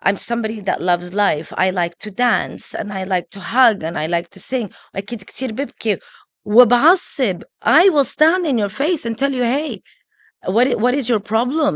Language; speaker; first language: English; early bilingual, other home language; Arabic